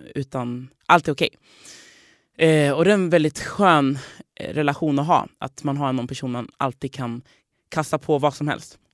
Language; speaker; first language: Swedish; non-native, fluent; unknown